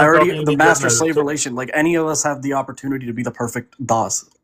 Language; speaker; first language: English; early bilingual, heritage; Punjabi